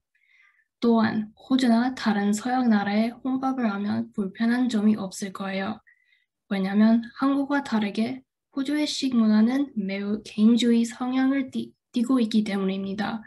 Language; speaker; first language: Korean; non-native, fluent; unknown